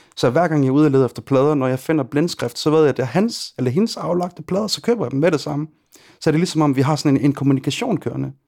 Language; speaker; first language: Danish; early bilingual, other home language; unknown